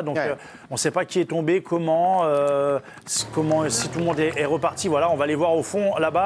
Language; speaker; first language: French; native; French